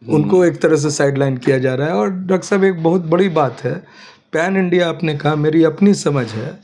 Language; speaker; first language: Hindi; native; Hindi